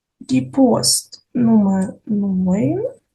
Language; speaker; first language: German; non-native, fluent; Ukrainian